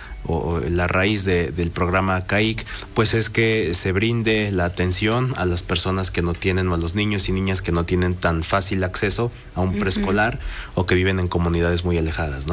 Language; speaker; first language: Spanish; native; Spanish